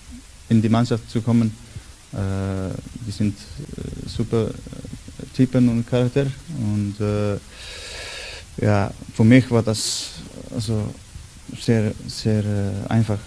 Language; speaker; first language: German; non-native, learner; Icelandic